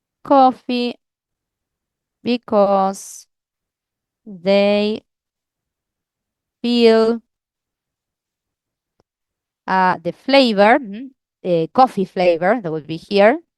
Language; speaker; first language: English; non-native, fluent; Spanish